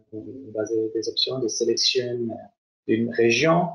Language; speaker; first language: French; non-native, fluent; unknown